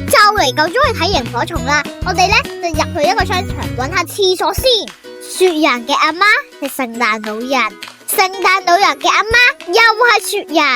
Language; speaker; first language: Chinese; native; Chinese